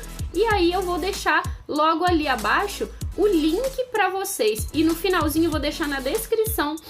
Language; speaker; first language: Portuguese; native; Portuguese